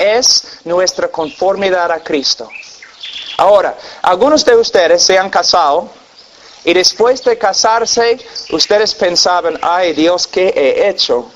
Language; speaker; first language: Spanish; non-native, fluent; English